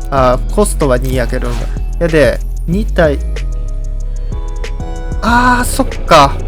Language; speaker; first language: Japanese; native; Japanese